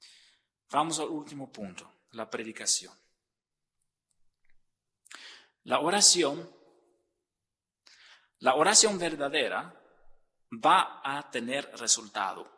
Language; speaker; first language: Spanish; non-native, fluent; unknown